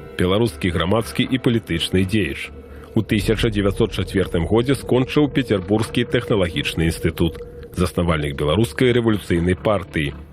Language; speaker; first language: Belarusian; native; Belarusian